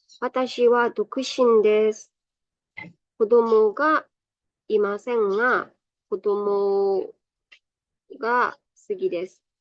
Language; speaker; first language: Japanese; non-native, fluent; Burmese